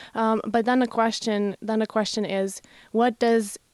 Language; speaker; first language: English; non-native, fluent; Slovak